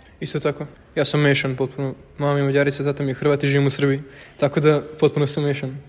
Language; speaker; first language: Serbian; non-native, local second language; Hungarian